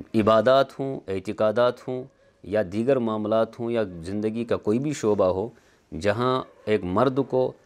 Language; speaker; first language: Urdu; native; Urdu